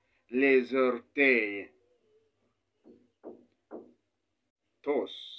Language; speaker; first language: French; non-native, fluent; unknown